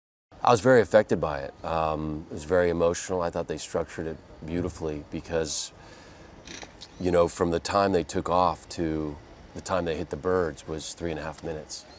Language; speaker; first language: English; native; English